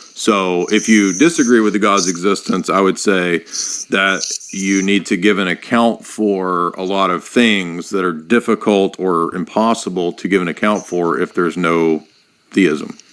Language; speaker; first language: English; native; English